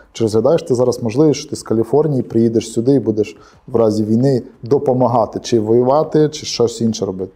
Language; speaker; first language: Ukrainian; native; Ukrainian